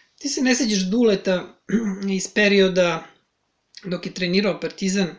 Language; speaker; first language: Serbian; native; Serbian